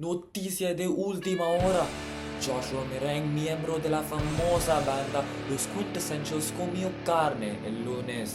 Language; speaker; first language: Spanish; non-native, learner; English